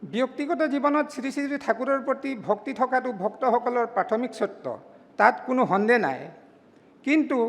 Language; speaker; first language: Assamese; non-native, local second language; Mising